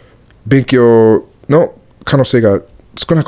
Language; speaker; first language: Japanese; non-native, learner; English